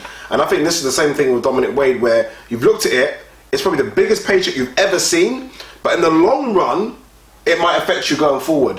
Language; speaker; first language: English; native; English